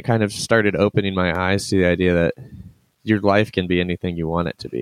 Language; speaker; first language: English; native; English